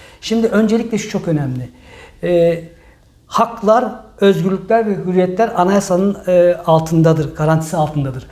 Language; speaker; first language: Turkish; early bilingual, heritage; Turkish